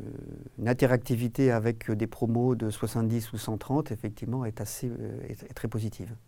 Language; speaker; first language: French; native; French